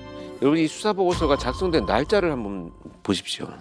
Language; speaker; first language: Korean; native; Korean